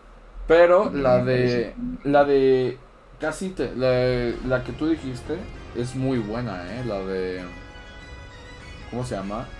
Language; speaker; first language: Spanish; native; Spanish